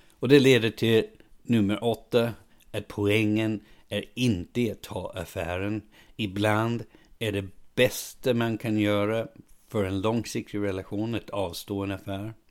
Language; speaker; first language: Swedish; non-native, fluent; English